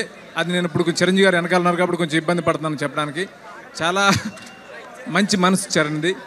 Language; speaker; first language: Telugu; native; Telugu